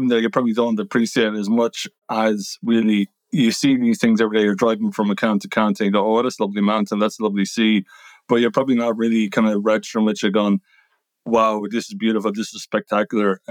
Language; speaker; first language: English; native; English